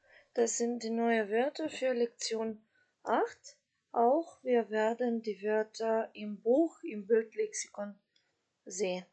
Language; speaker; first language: German; non-native, fluent; Macedonian